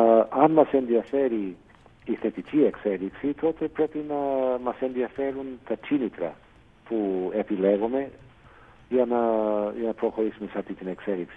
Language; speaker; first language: Greek; non-native, fluent; English